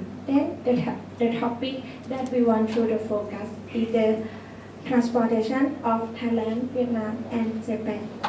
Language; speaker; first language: English; non-native, learner; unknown